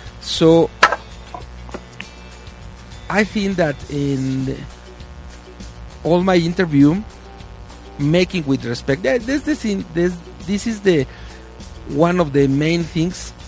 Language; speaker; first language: English; non-native, learner; Spanish